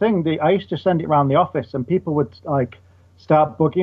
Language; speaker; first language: English; native; English